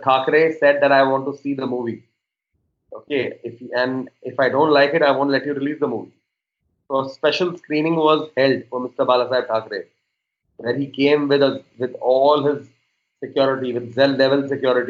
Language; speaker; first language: English; non-native, local second language; Hindi